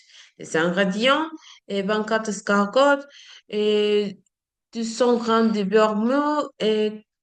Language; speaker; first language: French; non-native, learner; Spanish